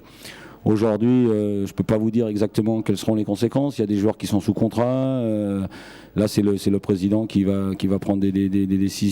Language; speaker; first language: French; native; French